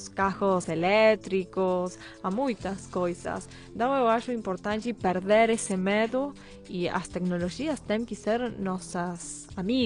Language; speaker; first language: Portuguese; non-native, fluent; Spanish